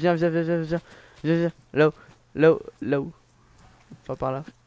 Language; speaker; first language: French; native; French